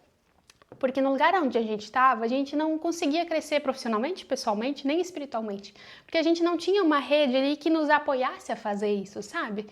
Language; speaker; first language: Portuguese; native; Portuguese